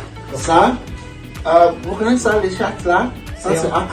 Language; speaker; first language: French; non-native, learner; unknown